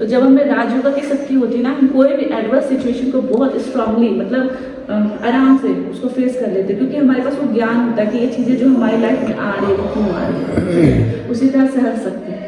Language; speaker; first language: Hindi; native; Hindi